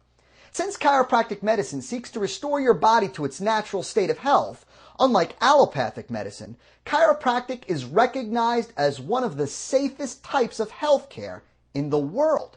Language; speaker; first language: English; native; English